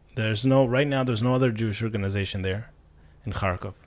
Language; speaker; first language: English; non-native, fluent; Russian